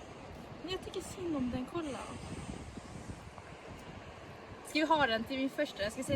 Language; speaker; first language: Swedish; early bilingual, other home language; Hakha Chin